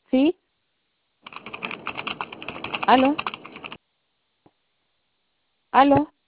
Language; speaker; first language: Spanish; native; Spanish